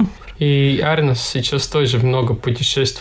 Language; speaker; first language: Russian; non-native, local second language; Latvian